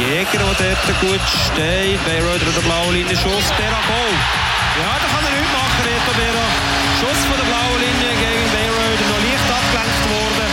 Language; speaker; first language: German; native; German